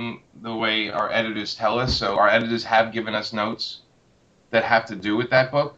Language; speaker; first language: English; native; English